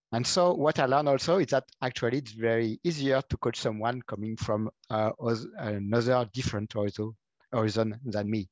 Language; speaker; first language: English; non-native, fluent; French